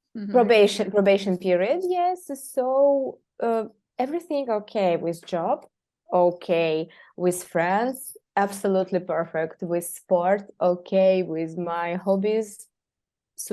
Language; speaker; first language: English; non-native, fluent; Russian